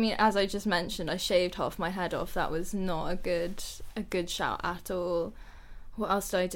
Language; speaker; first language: English; native; English